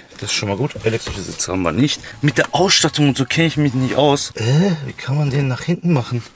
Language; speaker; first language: German; early bilingual, other home language; Turkish